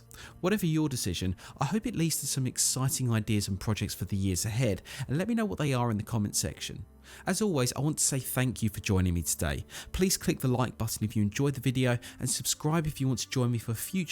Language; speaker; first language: English; native; English